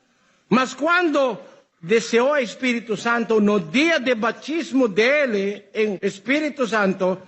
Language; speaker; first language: Portuguese; non-native, learner; Filipino